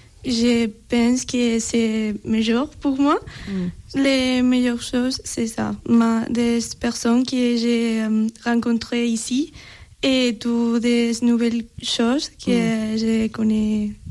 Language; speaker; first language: French; non-native, learner; Spanish